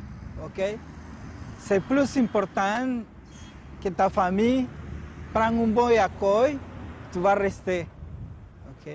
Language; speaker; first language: French; non-native, learner; Spanish